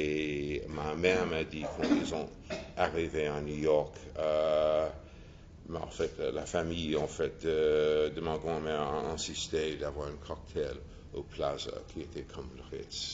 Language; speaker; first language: French; non-native, fluent; English